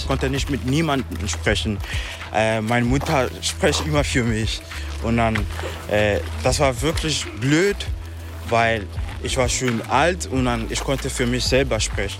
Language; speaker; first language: German; non-native, learner; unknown